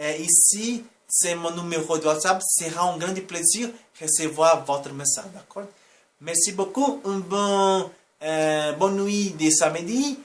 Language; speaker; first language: French; non-native, learner; Portuguese